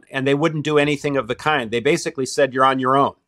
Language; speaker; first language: English; native; English